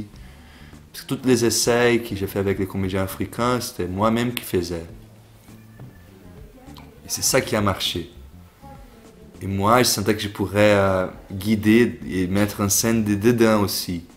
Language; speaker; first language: French; non-native, fluent; Portuguese